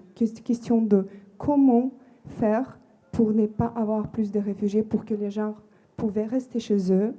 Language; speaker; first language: French; non-native, fluent; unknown